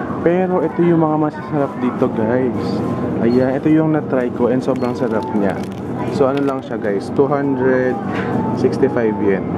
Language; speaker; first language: Filipino; native; Filipino